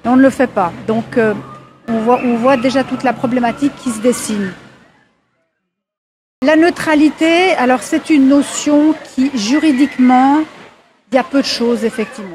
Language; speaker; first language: French; native; French